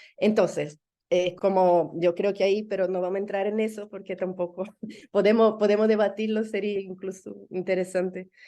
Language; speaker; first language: Spanish; non-native, fluent; Portuguese